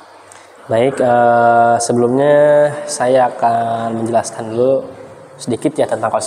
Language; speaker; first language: Indonesian; native; Indonesian